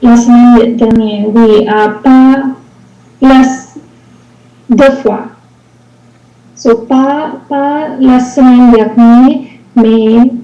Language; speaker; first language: French; non-native, learner; English